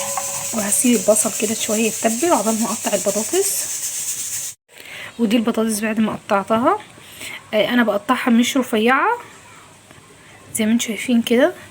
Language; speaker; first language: Arabic; native; Arabic